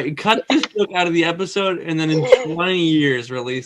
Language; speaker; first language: English; native; English